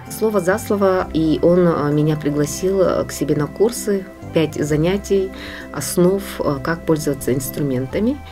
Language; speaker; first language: Russian; non-native, local second language; Yakut